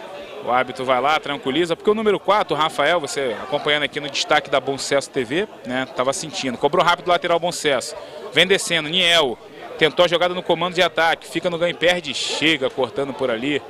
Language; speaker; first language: Portuguese; native; Portuguese